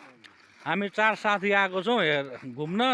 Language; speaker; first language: Nepali; non-native, local second language; Maithili